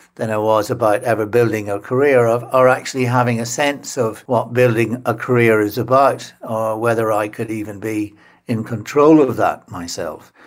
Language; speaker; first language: English; native; English